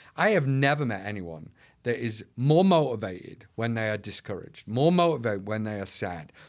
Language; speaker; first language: English; native; English